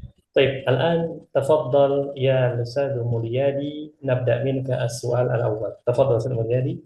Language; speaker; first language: Arabic; non-native, fluent; Indonesian